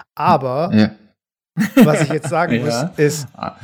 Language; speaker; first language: German; early bilingual, other home language; Turkish